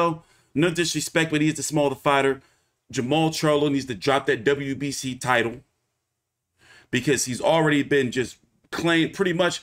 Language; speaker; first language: English; native; English